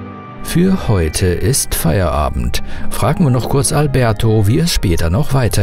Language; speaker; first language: German; native; German